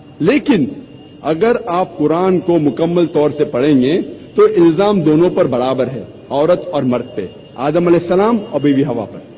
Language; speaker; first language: Urdu; non-native, local second language; Konkani